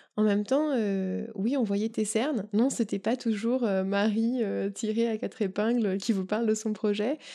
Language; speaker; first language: French; native; French